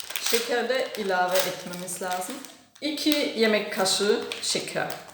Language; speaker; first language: Turkish; non-native, fluent; German